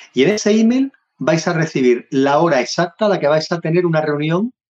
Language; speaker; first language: Spanish; native; Spanish